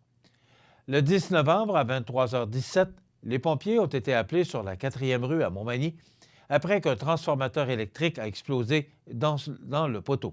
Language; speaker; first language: French; native; French